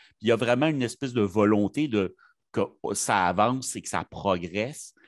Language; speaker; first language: French; native; French